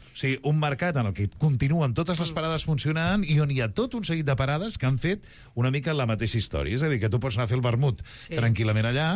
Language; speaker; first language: Catalan; native; Catalan